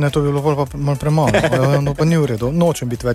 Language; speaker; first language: Slovenian; native; Slovenian